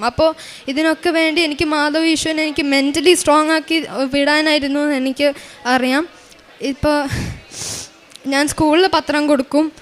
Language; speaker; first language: Malayalam; early bilingual, heritage; Malayalam